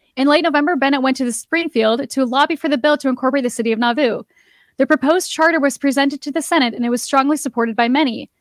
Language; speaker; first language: English; native; English